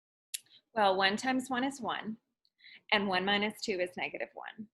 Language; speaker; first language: English; native; English